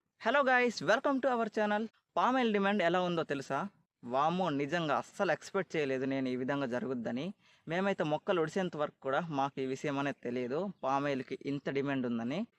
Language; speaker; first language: Telugu; native; Telugu